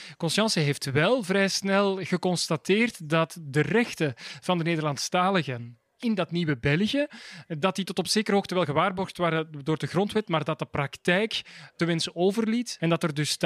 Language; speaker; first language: Dutch; native; Dutch